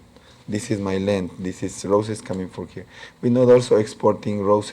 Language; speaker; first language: English; non-native, local second language; Spanish